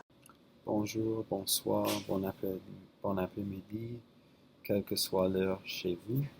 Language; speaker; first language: French; non-native, fluent; English